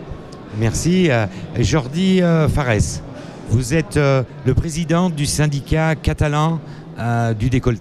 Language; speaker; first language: French; native; French